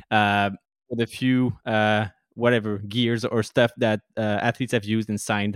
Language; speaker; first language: English; non-native, fluent; French